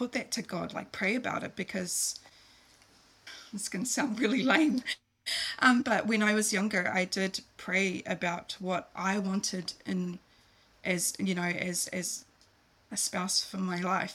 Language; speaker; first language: English; native; English